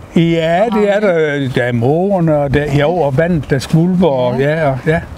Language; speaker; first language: Danish; native; Danish